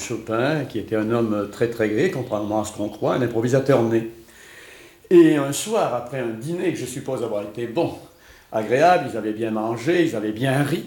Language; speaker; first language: French; native; French